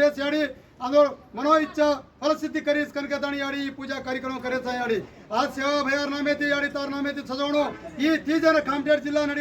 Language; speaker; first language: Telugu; non-native, local second language; Lambadi